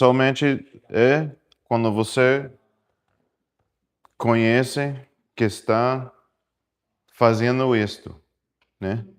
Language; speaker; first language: Portuguese; non-native, learner; Spanish